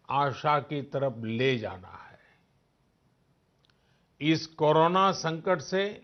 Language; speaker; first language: Hindi; non-native, local second language; Gujarati